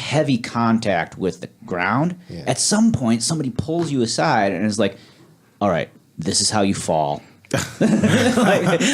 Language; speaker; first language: English; native; English